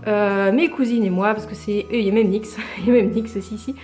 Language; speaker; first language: French; native; French